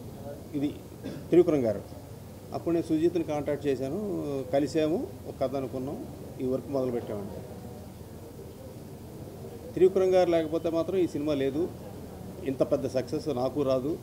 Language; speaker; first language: Telugu; native; Telugu